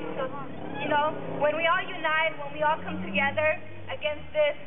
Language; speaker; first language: English; early bilingual, other home language; Spanish